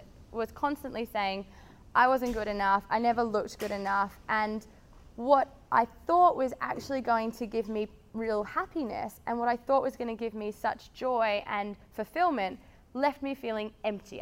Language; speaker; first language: English; native; English